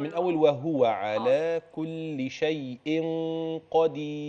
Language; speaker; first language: Arabic; native; Arabic